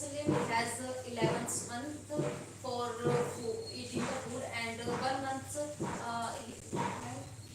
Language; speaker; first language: English; non-native, learner; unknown